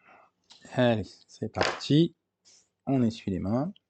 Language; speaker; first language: French; native; French